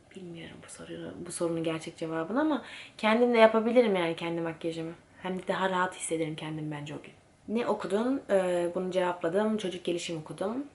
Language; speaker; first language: Turkish; early bilingual, heritage; Turkish